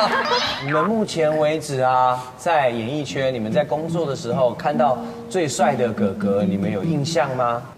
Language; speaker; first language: Chinese; native; Chinese